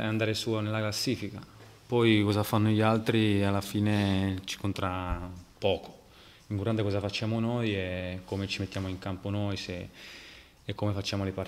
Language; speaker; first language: Italian; non-native, fluent; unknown